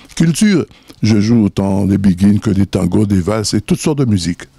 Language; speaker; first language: French; native; French